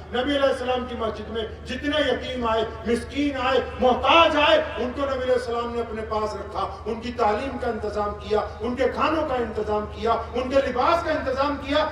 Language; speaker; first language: Urdu; non-native, local second language; Punjabi